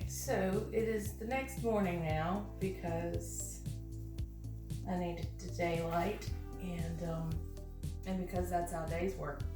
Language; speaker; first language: English; native; English